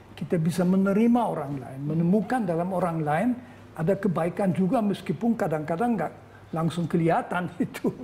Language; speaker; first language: Indonesian; non-native, fluent; German